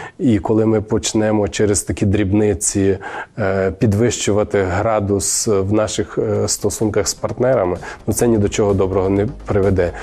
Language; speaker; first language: Ukrainian; native; Ukrainian